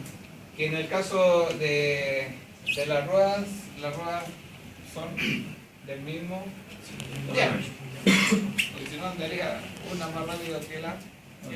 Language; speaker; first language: Spanish; native; Spanish